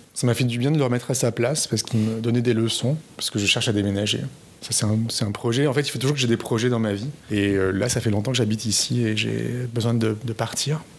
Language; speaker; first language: French; native; French